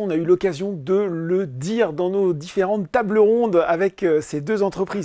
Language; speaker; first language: French; native; French